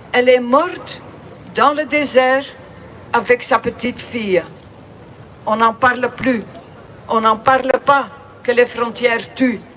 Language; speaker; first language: French; non-native, local second language; Dutch